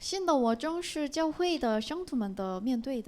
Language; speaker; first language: Chinese; non-native, learner; Korean